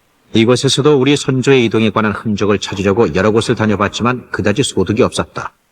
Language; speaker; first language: Korean; native; Korean